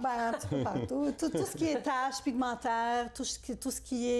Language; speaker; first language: French; native; French